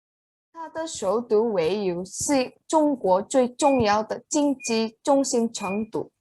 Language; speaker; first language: Chinese; non-native, learner; Indonesian